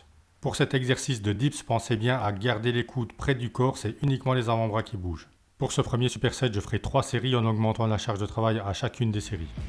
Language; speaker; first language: French; native; French